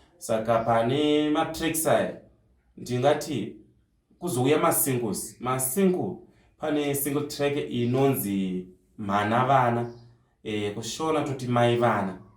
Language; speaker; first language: Shona; non-native, local second language; Tsonga